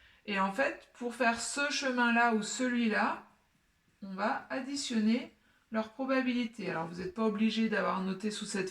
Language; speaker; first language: French; native; French